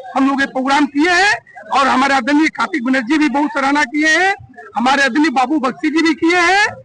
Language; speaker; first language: Hindi; native; Hindi